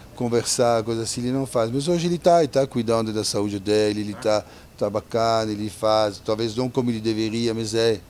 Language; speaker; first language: Portuguese; non-native, fluent; French